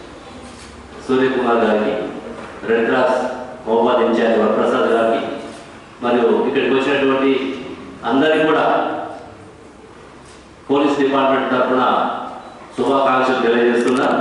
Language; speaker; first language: Telugu; native; Telugu